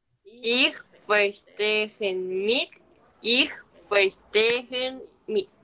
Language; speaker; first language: German; non-native, learner; Spanish